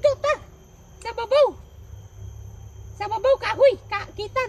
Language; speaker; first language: Cebuano; non-native, local second language; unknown